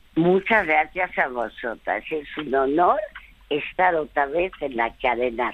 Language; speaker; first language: Spanish; early bilingual, other home language; French